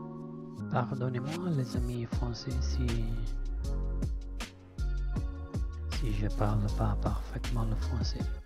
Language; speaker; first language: French; non-native, learner; Italian